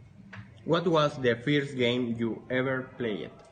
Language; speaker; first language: English; non-native, learner; Spanish